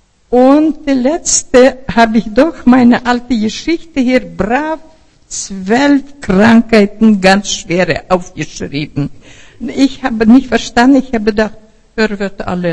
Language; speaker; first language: German; non-native, fluent; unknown